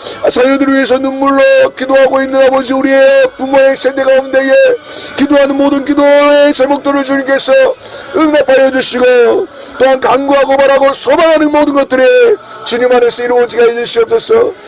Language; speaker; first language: Korean; native; Korean